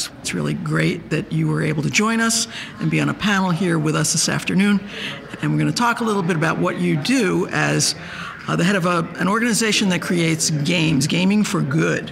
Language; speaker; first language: English; native; English